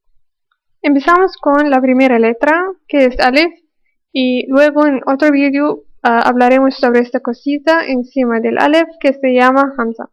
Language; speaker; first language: Spanish; non-native, fluent; Arabic